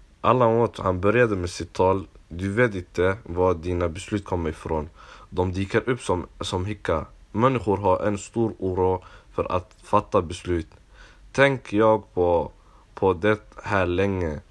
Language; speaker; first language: Swedish; non-native, local second language; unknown